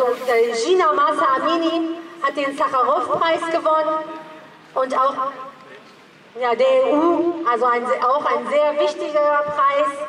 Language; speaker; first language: German; early bilingual, other home language; Persian